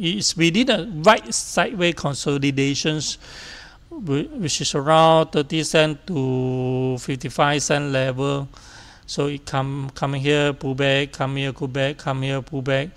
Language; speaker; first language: English; non-native, local second language; Chinese